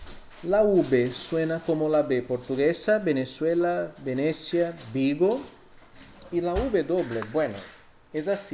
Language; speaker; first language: Spanish; non-native, fluent; Portuguese